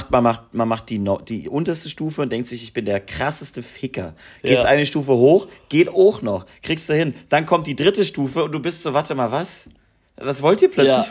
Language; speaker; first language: German; native; German